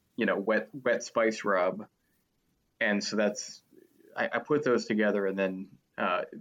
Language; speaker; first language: English; native; English